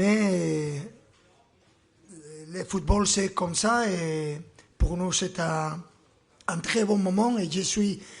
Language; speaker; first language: French; non-native, fluent; Spanish